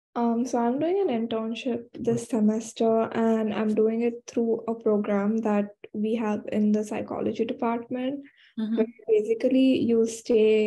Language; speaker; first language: English; non-native, local second language; Hindi